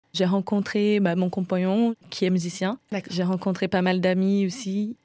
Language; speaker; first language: French; non-native, fluent; Portuguese